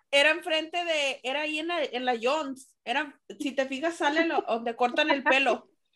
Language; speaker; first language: Spanish; early bilingual, heritage; Spanish